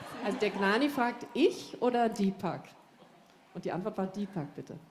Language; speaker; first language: German; native; German